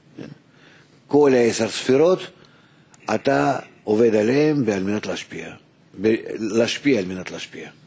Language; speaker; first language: Hebrew; non-native, fluent; Russian